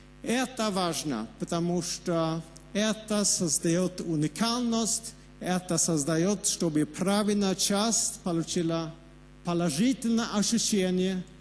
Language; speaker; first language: Russian; non-native, fluent; Swedish